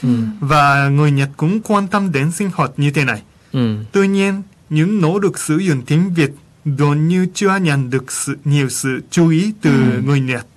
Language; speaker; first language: Vietnamese; non-native, fluent; Japanese